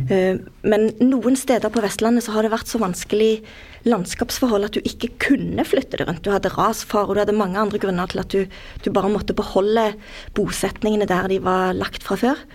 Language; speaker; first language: Norwegian; native; Norwegian